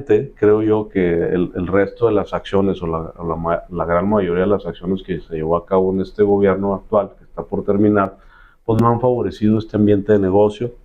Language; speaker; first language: Spanish; native; Spanish